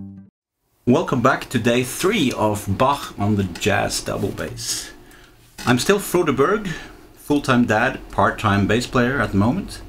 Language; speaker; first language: English; non-native, fluent; Norwegian